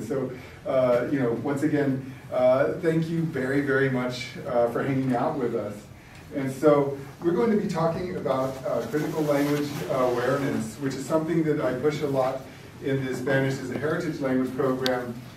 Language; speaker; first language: English; early bilingual, other home language; Spanish